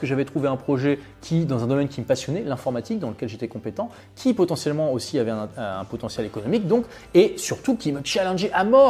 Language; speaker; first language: French; native; French